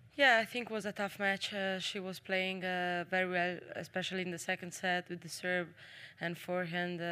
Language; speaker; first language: English; non-native, fluent; Italian